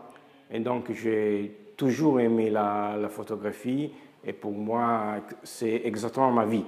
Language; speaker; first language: French; non-native, fluent; Italian